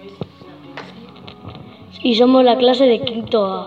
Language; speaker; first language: Spanish; native; Spanish